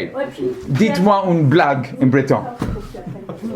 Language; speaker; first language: French; non-native, learner; English